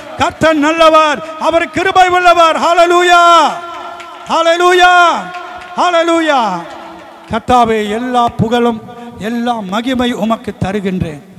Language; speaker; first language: Tamil; early bilingual, heritage; Tamil